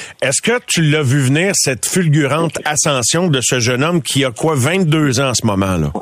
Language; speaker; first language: French; native; French